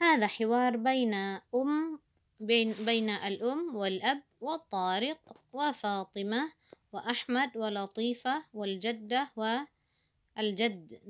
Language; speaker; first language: Arabic; non-native, fluent; Indonesian